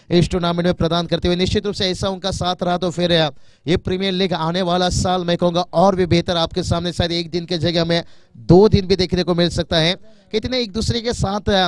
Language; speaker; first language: Hindi; non-native, local second language; Marathi